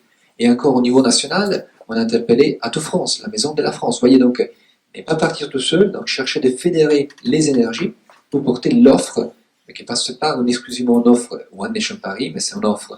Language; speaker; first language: French; native; French